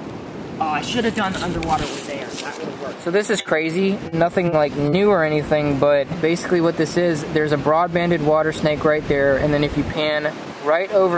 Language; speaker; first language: English; native; English